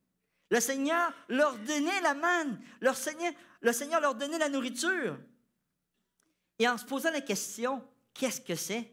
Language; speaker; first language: French; native; French